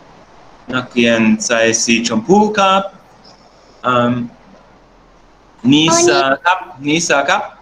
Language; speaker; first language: Thai; non-native, learner; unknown